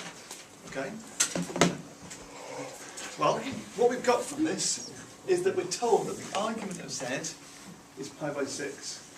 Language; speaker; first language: English; native; English